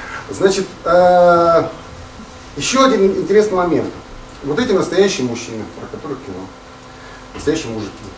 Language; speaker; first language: Russian; native; Russian